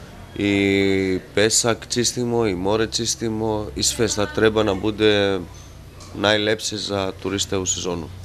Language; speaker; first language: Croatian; non-native, learner; Greek